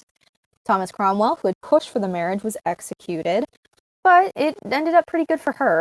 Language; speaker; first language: English; native; English